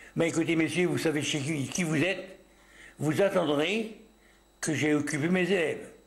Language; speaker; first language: French; native; French